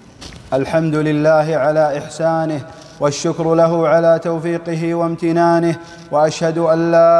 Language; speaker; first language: Arabic; native; Arabic